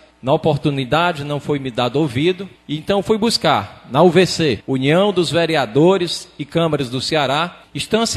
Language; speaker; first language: Portuguese; native; Portuguese